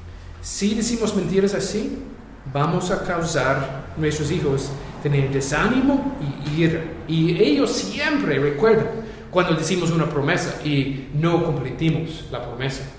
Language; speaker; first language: Spanish; non-native, fluent; English